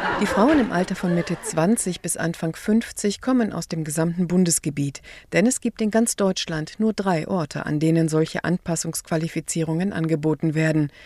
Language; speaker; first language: German; native; German